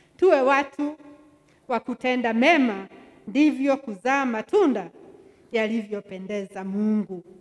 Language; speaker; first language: Swahili; non-native, local second language; Kikuyu